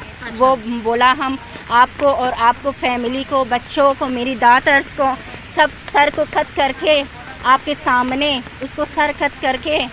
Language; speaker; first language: Hindi; non-native, learner; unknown